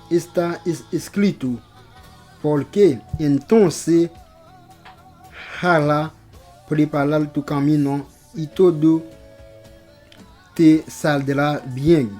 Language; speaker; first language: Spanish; non-native, local second language; Haitian Creole